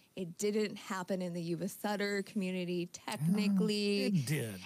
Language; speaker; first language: English; native; English